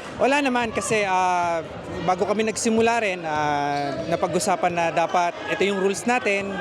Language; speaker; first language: Filipino; native; Filipino